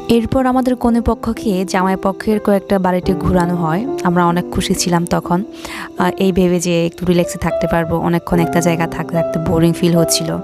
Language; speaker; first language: Bangla; non-native, local second language; Chakma